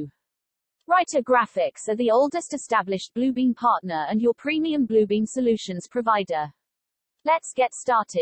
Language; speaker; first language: English; native; English